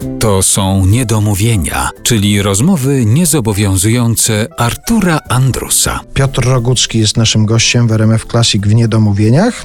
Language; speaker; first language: Polish; native; Polish